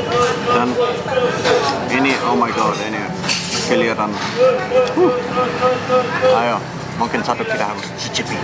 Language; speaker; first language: Indonesian; non-native, fluent; German